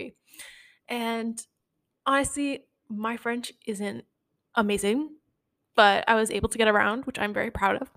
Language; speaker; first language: English; native; English